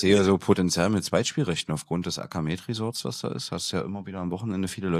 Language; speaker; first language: German; native; German